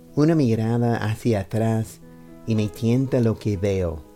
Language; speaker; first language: Spanish; non-native, fluent; English